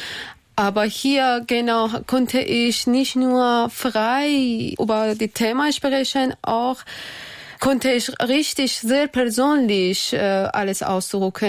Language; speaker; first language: German; non-native, learner; Persian